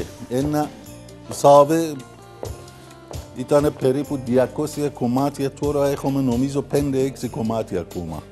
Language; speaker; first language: Greek; non-native, learner; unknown